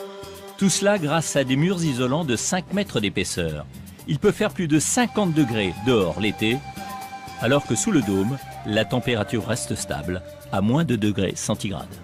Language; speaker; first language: French; native; French